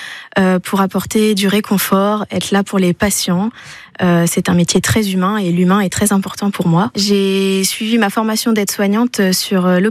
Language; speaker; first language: French; native; French